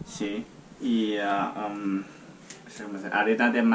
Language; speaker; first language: Spanish; non-native, learner; Chinese